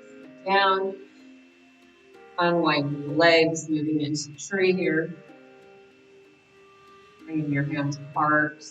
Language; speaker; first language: English; native; English